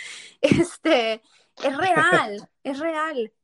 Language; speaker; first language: Spanish; native; Spanish